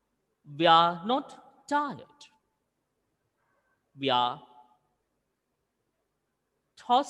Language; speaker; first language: English; non-native, local second language; Hindi